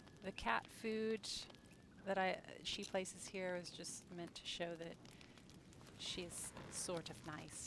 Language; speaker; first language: English; native; English